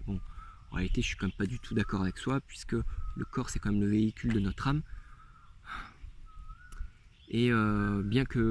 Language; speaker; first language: French; native; French